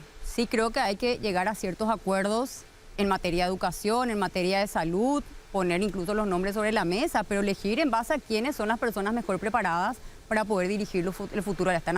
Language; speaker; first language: Spanish; native; Spanish